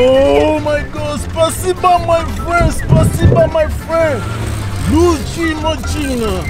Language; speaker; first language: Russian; non-native, learner; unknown